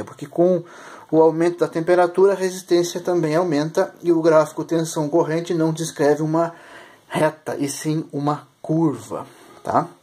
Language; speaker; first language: Portuguese; native; Portuguese